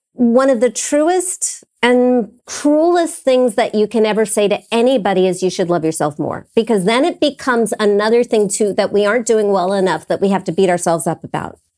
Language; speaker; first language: English; native; English